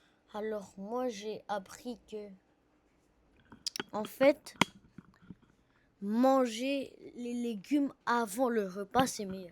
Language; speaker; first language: French; non-native, learner; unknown